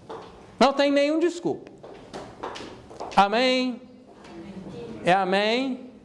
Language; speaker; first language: Portuguese; non-native, fluent; English